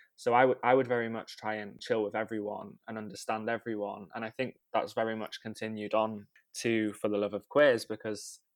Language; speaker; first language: English; native; English